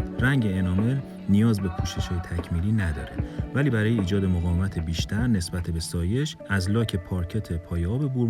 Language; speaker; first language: Persian; native; Persian